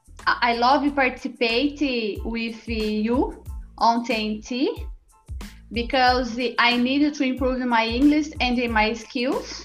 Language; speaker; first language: English; non-native, learner; Portuguese